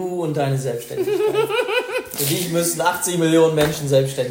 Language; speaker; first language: German; native; German